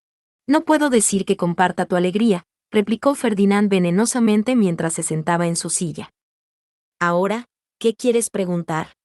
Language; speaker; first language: Spanish; native; Spanish